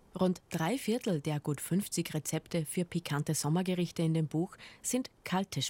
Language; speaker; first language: German; native; German